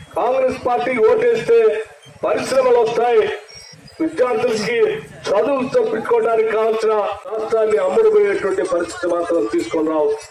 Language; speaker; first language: Telugu; native; Telugu